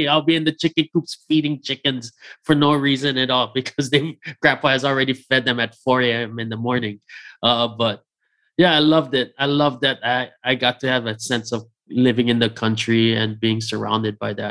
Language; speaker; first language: English; native; English